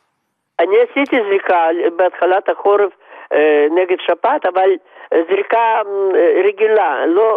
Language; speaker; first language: Hebrew; non-native, fluent; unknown